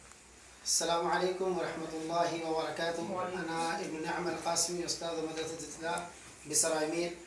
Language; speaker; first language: Arabic; non-native, fluent; Urdu